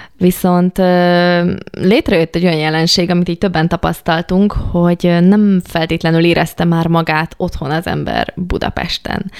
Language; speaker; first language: Hungarian; native; Hungarian